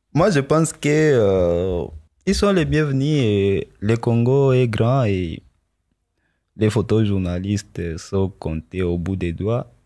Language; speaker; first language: French; non-native, local second language; Swahili